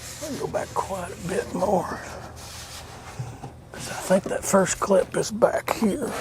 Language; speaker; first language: English; native; English